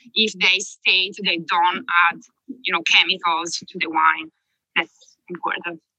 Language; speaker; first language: English; non-native, fluent; Italian